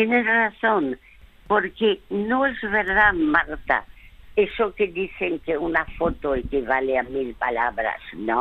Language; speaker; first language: Spanish; early bilingual, other home language; French